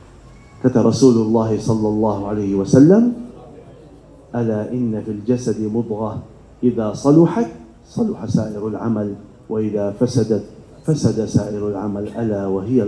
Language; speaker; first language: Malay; non-native, fluent; Arabic